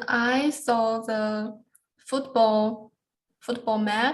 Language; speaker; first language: English; non-native, learner; Chinese